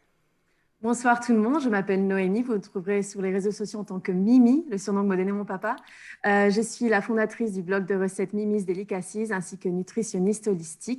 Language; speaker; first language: French; native; French